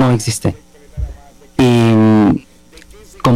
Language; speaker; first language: Spanish; non-native, learner; Bangla